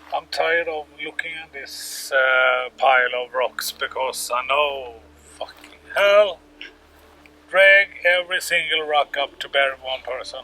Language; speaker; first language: English; non-native, fluent; Swedish